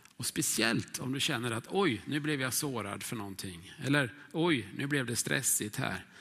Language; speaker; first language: Swedish; native; Swedish